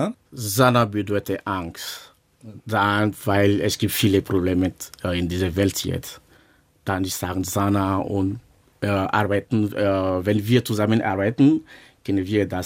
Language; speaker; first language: German; non-native, learner; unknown